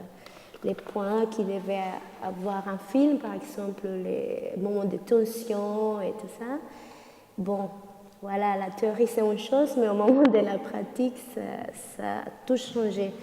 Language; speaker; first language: French; non-native, fluent; Spanish